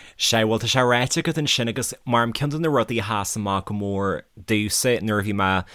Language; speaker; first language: Irish; native; Irish